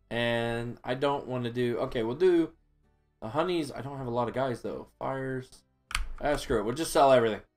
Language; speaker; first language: English; native; English